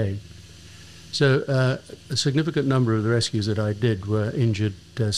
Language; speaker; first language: English; native; English